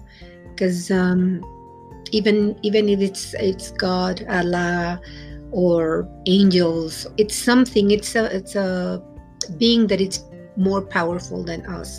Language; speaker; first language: English; non-native, fluent; Spanish